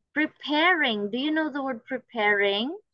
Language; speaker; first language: English; non-native, fluent; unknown